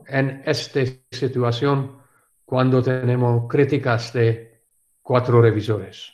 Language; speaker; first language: Spanish; non-native, learner; Urdu